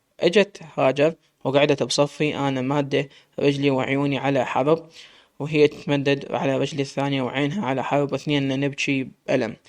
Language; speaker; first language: Arabic; native; Arabic